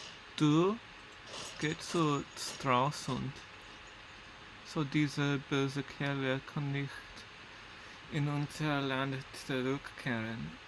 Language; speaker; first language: German; non-native, learner; English